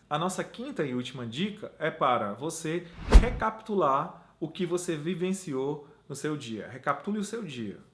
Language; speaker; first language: Portuguese; native; Portuguese